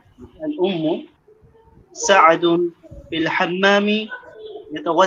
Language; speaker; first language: Arabic; non-native, learner; Bangla